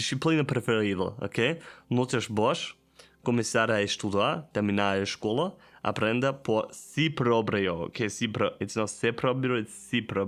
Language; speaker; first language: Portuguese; non-native, learner; German